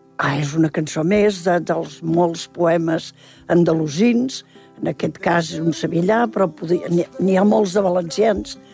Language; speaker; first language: Catalan; native; Catalan